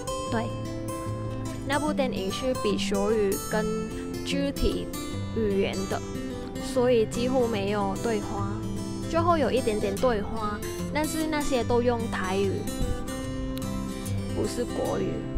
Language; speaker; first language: Chinese; non-native, fluent; Vietnamese